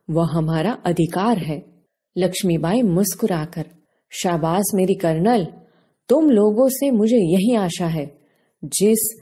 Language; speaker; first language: Hindi; non-native, local second language; Gujarati